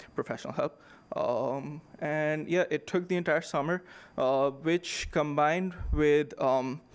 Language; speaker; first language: English; non-native, local second language; Urdu